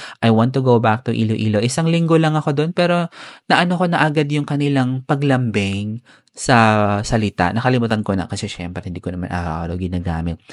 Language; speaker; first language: Filipino; non-native, local second language; Cebuano